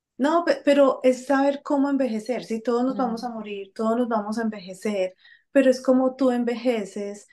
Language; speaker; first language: Spanish; native; Spanish